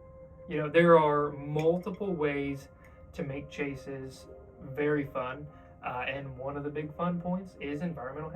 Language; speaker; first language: English; native; English